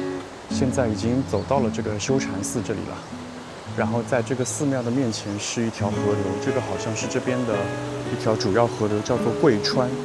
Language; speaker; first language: Chinese; native; Chinese